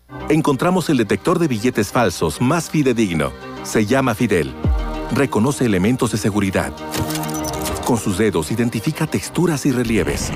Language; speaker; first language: Spanish; native; Spanish